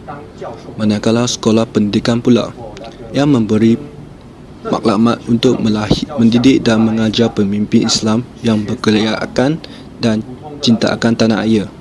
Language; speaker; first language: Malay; non-native, local second language; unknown